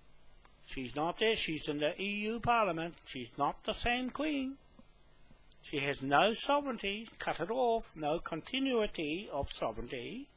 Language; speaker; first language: English; native; English